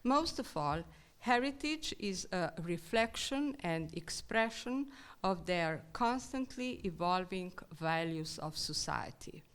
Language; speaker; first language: English; non-native, fluent; Slovenian